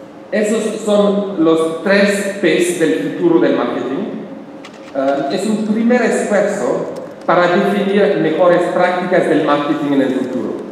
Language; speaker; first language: Spanish; non-native, learner; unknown